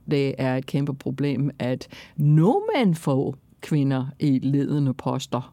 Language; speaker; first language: Danish; non-native, fluent; English